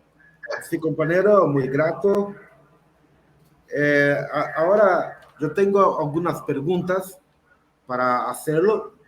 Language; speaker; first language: Spanish; non-native, learner; Portuguese